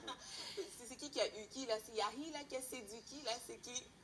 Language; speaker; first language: French; native; French